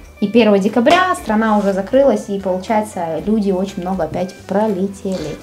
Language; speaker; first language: Russian; native; Russian